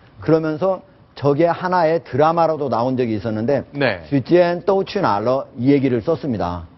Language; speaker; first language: Korean; native; Korean